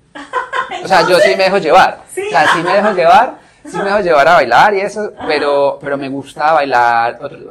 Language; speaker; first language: Spanish; native; Spanish